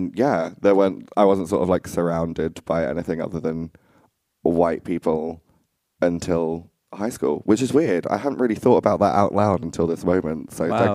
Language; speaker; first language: English; native; English